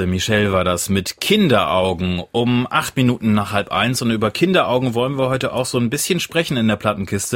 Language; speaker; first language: German; native; German